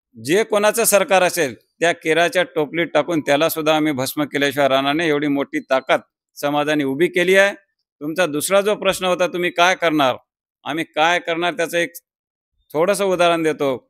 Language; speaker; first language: Marathi; non-native, local second language; Lambadi